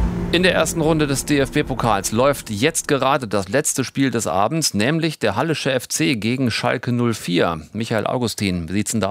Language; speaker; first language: German; native; German